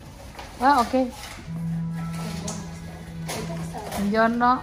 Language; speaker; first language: Italian; non-native, learner; Filipino